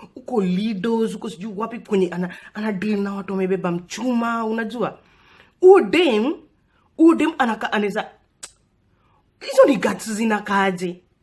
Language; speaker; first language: Swahili; non-native, local second language; Luo (Kenya and Tanzania)